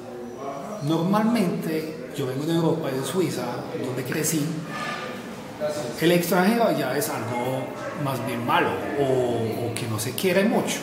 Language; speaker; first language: Spanish; non-native, fluent; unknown